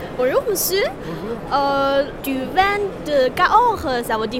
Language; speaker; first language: French; non-native, fluent; Chinese